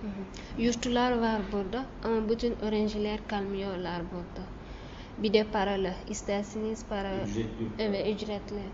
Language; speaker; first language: Turkish; non-native, learner; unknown